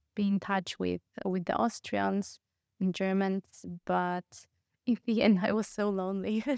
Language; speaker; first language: English; non-native, fluent; Polish